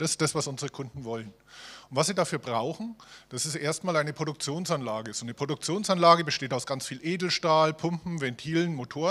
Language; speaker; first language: German; native; German